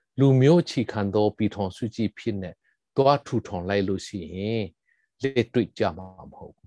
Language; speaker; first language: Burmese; non-native, local second language; Hakha Chin